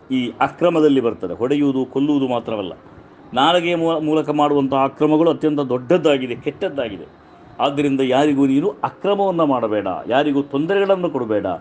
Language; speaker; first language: Kannada; non-native, local second language; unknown